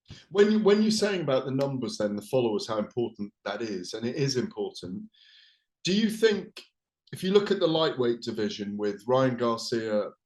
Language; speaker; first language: English; native; English